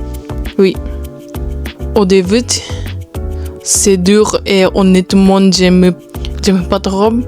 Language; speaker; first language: French; non-native, learner; Japanese